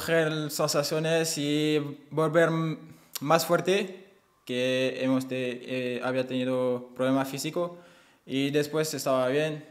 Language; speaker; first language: Spanish; non-native, fluent; French